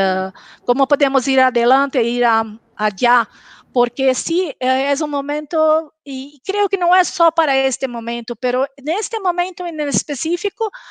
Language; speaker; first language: Spanish; non-native, local second language; Portuguese